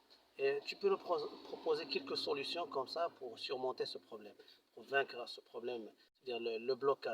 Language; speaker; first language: French; non-native, local second language; Arabic